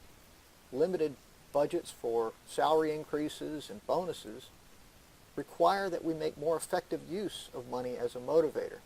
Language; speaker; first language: English; native; English